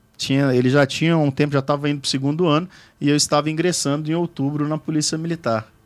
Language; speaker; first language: Portuguese; native; Portuguese